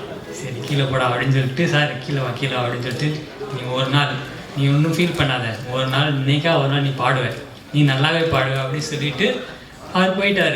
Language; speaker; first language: Tamil; native; Tamil